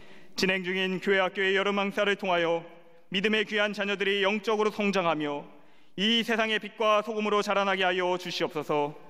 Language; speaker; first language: Korean; native; Korean